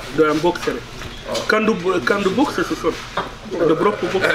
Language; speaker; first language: Swedish; non-native, learner; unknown